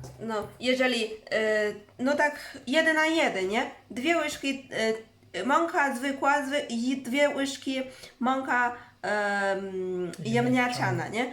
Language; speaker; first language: Polish; non-native, learner; Chinese